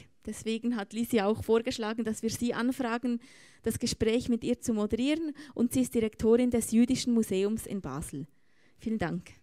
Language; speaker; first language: German; native; German